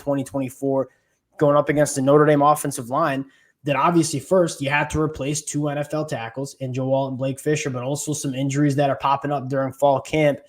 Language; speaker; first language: English; native; English